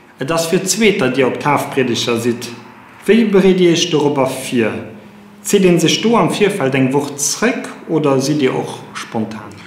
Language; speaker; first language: Luxembourgish; native; Luxembourgish